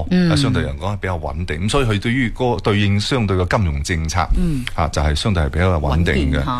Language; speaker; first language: Cantonese; native; Cantonese